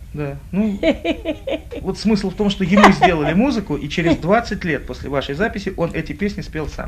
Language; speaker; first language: Russian; native; Russian